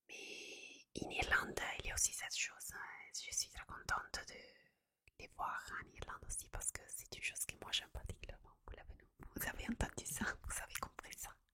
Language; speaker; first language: French; non-native, fluent; Italian